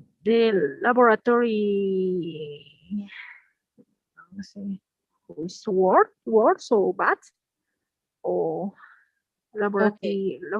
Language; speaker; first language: English; non-native, learner; Spanish